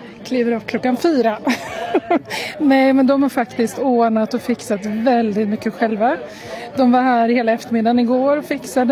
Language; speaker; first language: Swedish; native; Swedish